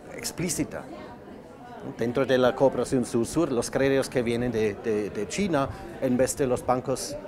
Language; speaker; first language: Spanish; non-native, fluent; German